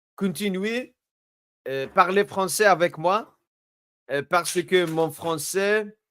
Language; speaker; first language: French; non-native, learner; English